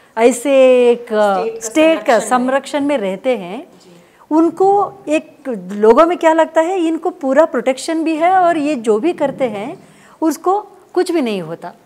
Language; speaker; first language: Hindi; non-native, local second language; Kannada